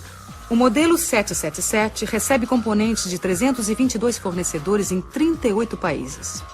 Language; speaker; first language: Portuguese; native; Portuguese